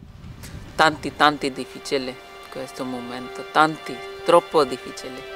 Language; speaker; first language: Italian; non-native, learner; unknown